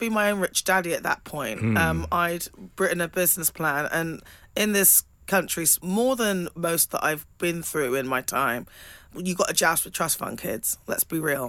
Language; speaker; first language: English; native; English